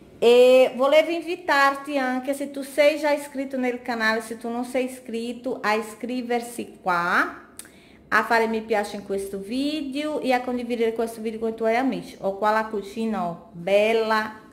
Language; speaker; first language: Italian; non-native, fluent; Portuguese